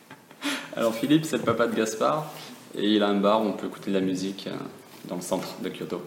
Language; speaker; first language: French; native; French